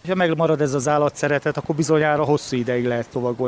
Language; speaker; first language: Hungarian; native; Hungarian